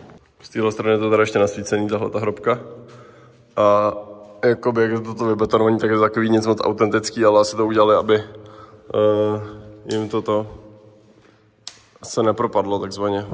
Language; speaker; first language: Czech; native; Czech